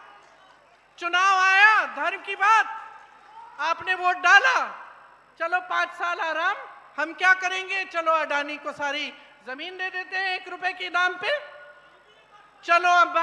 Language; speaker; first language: Hindi; native; Hindi